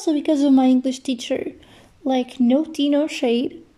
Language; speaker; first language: English; non-native, fluent; Portuguese